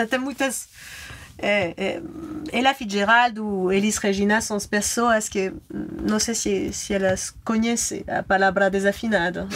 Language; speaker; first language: Portuguese; non-native, fluent; French